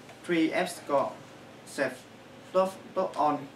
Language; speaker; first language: Japanese; non-native, learner; Chinese